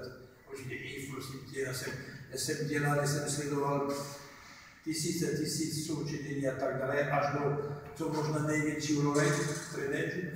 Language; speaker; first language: Czech; non-native, learner; French